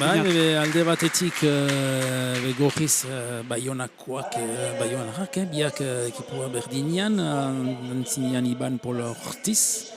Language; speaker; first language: Basque; native; Basque